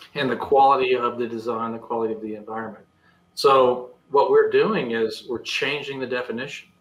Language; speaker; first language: English; native; English